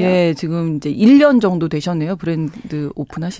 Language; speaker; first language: Korean; native; Korean